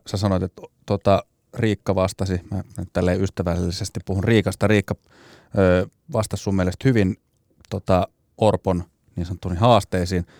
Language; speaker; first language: Finnish; native; Finnish